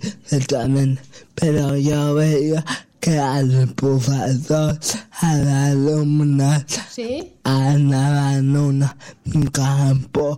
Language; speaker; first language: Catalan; non-native, local second language; Spanish